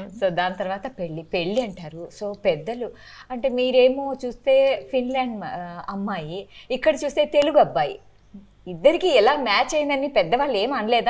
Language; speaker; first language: Telugu; native; Telugu